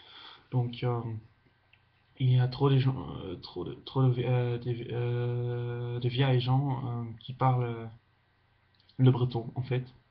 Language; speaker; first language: French; non-native, fluent; Dutch